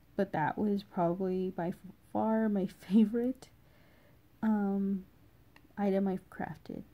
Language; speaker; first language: English; native; English